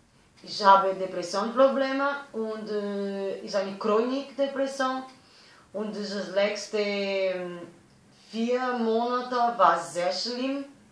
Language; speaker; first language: German; non-native, learner; Portuguese